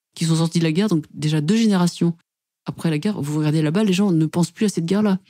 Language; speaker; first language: French; native; French